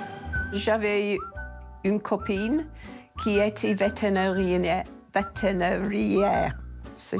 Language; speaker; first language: French; non-native, learner; English